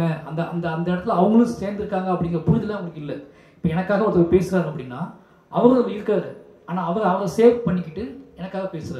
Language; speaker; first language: Tamil; native; Tamil